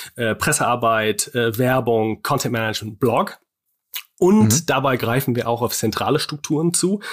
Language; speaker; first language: German; non-native, fluent; English